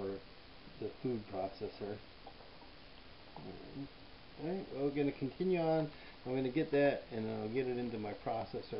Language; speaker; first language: English; native; English